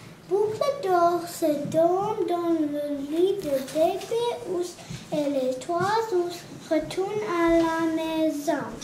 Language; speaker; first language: French; non-native, learner; English